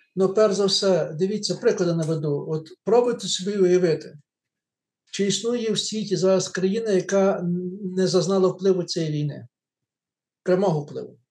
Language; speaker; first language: Ukrainian; native; Ukrainian